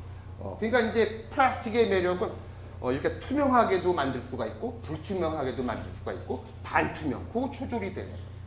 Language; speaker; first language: Korean; native; Korean